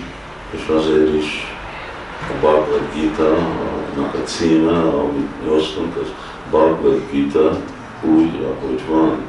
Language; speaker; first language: Hungarian; early bilingual, heritage; Hungarian